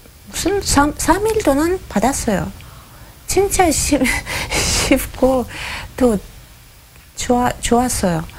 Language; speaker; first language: Korean; non-native, learner; Russian